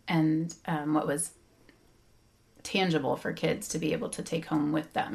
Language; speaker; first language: English; native; English